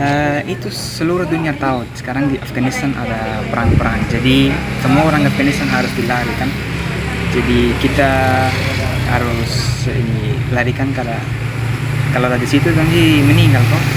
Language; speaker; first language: Indonesian; non-native, learner; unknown